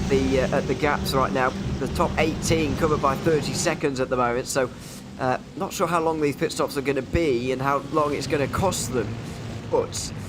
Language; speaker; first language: English; native; English